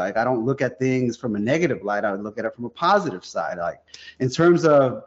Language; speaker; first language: English; native; English